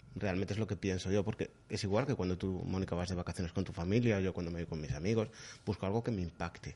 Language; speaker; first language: Spanish; native; Spanish